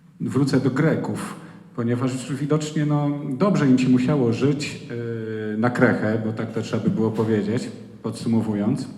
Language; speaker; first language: Polish; native; Polish